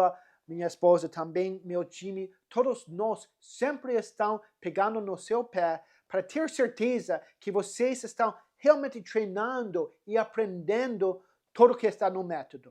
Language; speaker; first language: Portuguese; non-native, fluent; English